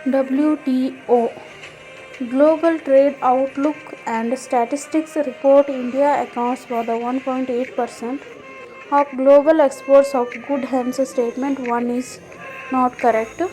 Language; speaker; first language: English; non-native, local second language; Kannada